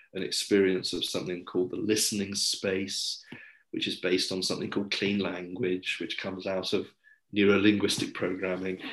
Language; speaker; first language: English; native; English